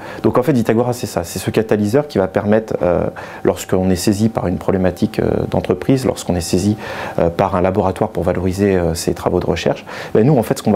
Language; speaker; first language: French; native; French